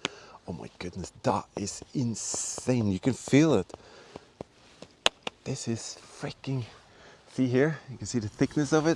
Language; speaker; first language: English; non-native, fluent; Norwegian